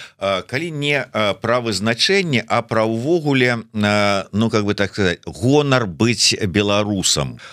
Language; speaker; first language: Belarusian; native; Belarusian